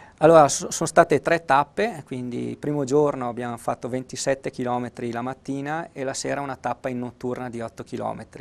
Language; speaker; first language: Italian; early bilingual, other home language; Arabic